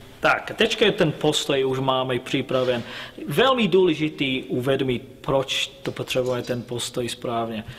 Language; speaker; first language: Czech; non-native, learner; English